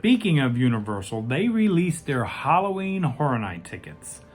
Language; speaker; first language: English; native; English